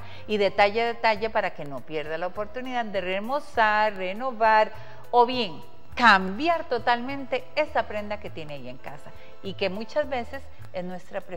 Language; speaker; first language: Spanish; native; Spanish